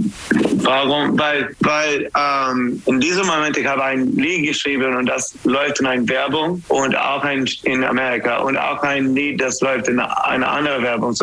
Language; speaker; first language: German; non-native, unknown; English